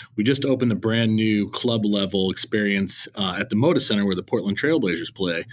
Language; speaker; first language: English; native; English